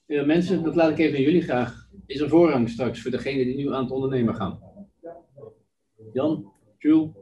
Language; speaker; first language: Dutch; native; Dutch